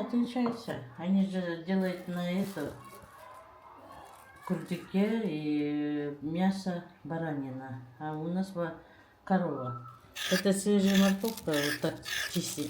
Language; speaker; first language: Russian; non-native, local second language; Kyrgyz